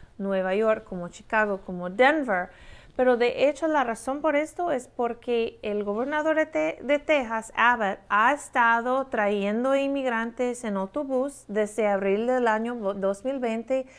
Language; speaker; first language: Spanish; non-native, fluent; English